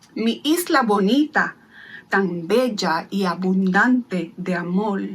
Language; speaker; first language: Spanish; early bilingual, other home language; English